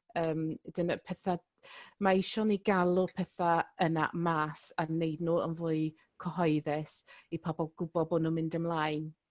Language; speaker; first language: Welsh; non-native, local second language; English